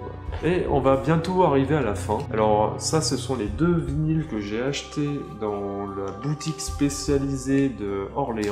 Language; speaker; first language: French; native; French